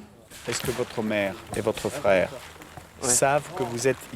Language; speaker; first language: French; native; French